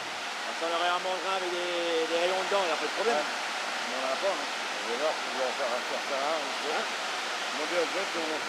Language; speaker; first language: French; native; French